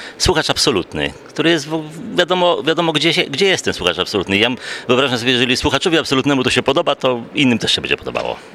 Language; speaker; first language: Polish; native; Polish